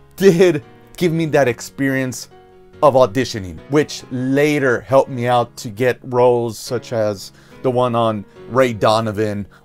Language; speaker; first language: English; native; English